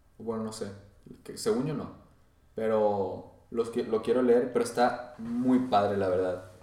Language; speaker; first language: Spanish; native; Spanish